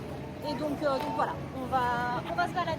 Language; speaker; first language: French; native; French